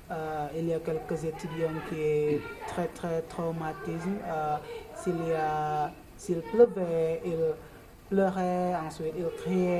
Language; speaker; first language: French; non-native, learner; Indonesian